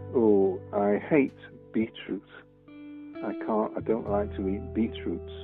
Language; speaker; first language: English; native; English